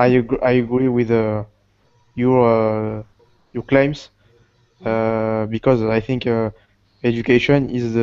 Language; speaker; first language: English; non-native, learner; Portuguese